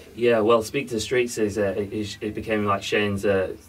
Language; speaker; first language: English; native; English